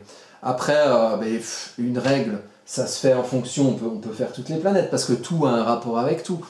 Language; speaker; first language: French; native; French